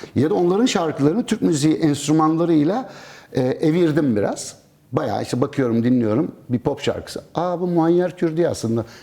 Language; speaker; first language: Turkish; native; Turkish